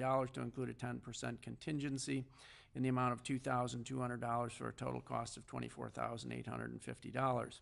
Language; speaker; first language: English; native; English